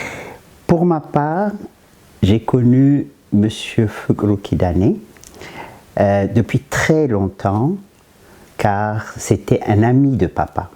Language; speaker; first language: French; non-native, fluent; Amharic